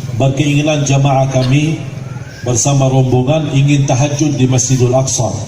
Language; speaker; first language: Malay; non-native, fluent; Arabic